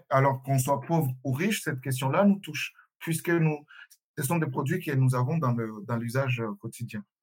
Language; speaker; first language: French; non-native, local second language; Swahili